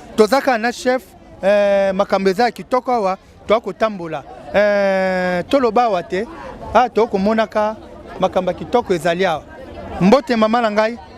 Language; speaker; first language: Lingala; native; Lingala